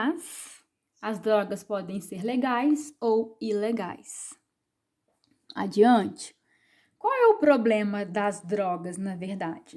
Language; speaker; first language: Portuguese; native; Portuguese